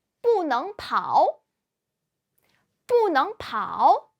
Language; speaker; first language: Chinese; non-native, fluent; Korean